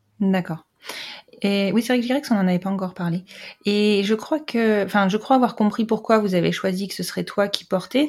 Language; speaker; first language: French; native; French